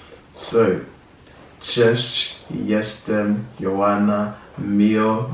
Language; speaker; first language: Polish; non-native, learner; English